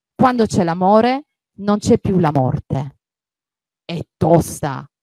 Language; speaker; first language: Italian; native; Italian